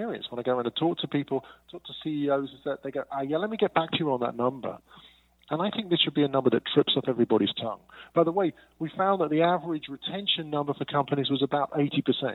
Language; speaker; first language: English; native; English